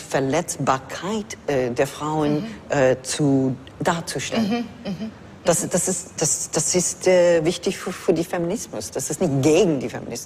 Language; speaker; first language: German; non-native, fluent; English